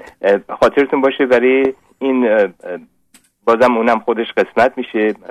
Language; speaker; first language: Persian; native; Persian